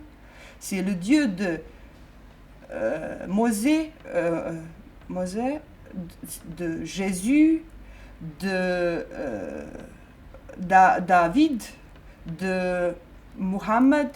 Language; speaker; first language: French; non-native, fluent; Bosnian